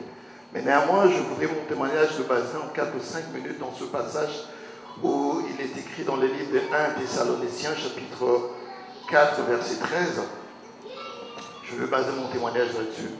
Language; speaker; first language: French; non-native, local second language; Lingala